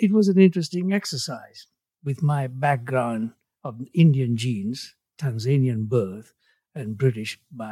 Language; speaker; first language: English; non-native, local second language; Gujarati